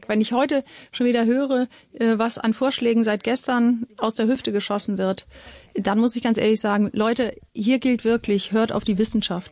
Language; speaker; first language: German; native; German